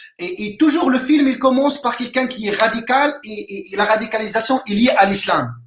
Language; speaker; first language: French; non-native, local second language; Arabic